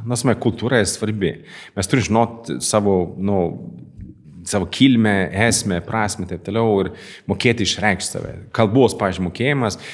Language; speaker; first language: Lithuanian; non-native, fluent; Swedish